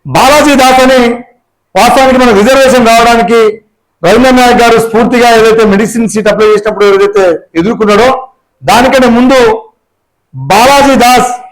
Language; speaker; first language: Telugu; non-native, local second language; Lambadi